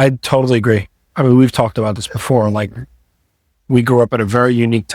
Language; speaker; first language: English; native; English